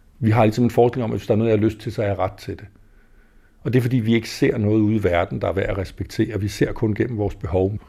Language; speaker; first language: Danish; native; Danish